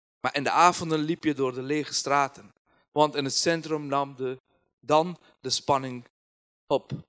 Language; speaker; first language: Dutch; non-native, fluent; Persian